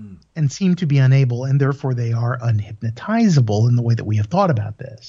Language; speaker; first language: English; native; English